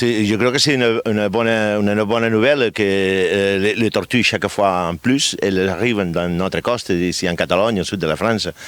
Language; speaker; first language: French; non-native, fluent; Catalan